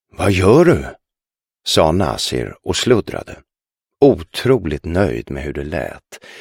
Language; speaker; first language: Swedish; native; Swedish